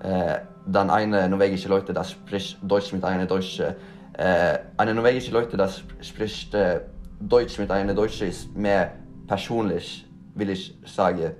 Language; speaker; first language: German; non-native, learner; Norwegian